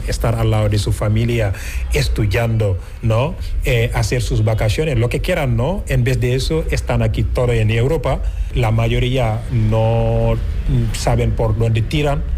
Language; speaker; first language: Spanish; non-native, fluent; Wolof